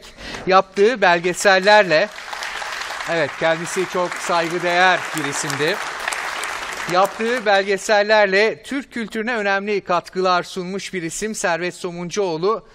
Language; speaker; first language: Turkish; native; Turkish